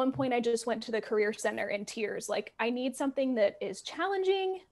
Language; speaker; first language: English; native; English